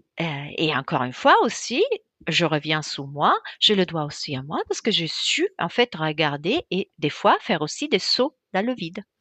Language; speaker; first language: French; non-native, fluent; Italian